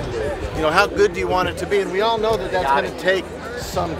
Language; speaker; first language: English; native; English